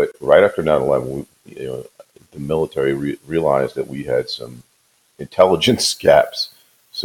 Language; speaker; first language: English; native; English